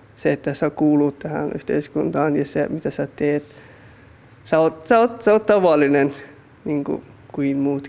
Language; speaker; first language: Finnish; non-native, fluent; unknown